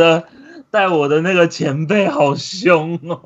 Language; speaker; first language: Chinese; native; Chinese